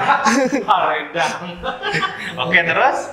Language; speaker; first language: Indonesian; native; Indonesian